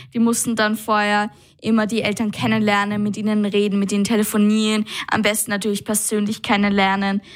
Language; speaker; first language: German; native; German